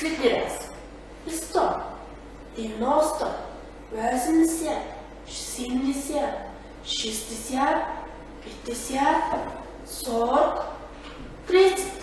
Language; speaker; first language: Russian; non-native, fluent; Mongolian